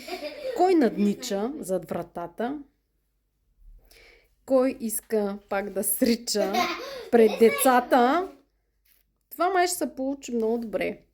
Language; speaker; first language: Bulgarian; native; Bulgarian